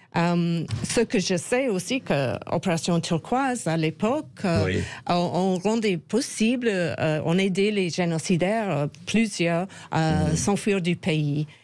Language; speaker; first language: French; non-native, fluent; English